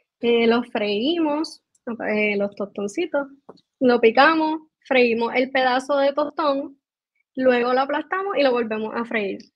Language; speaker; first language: Spanish; native; Spanish